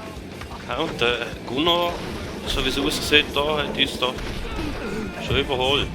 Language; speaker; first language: German; native; German